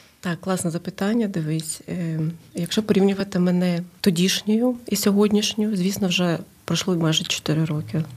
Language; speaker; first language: Ukrainian; native; Ukrainian